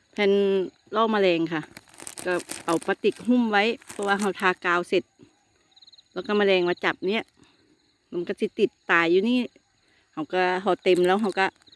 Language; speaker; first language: Thai; native; Thai